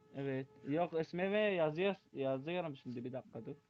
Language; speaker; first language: Turkish; non-native, learner; Arabic